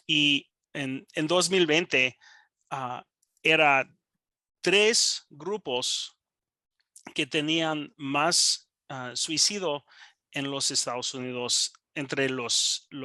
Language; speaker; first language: Spanish; non-native, learner; English